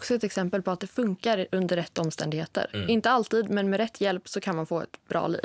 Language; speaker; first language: Swedish; native; Swedish